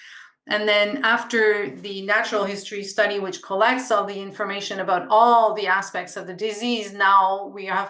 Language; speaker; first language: English; non-native, local second language; French